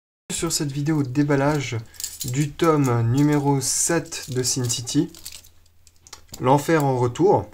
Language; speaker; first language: French; native; French